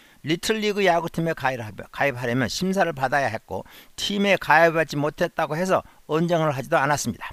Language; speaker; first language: Korean; native; Korean